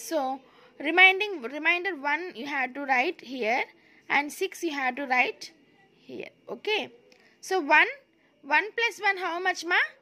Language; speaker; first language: English; non-native, local second language; Telugu